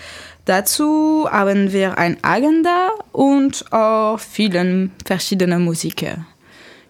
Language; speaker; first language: German; non-native, learner; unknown